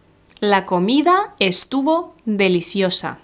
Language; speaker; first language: Spanish; non-native, fluent; Russian